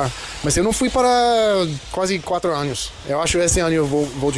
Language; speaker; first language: Portuguese; non-native, learner; English